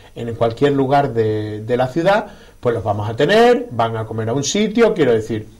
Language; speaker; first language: Spanish; native; Spanish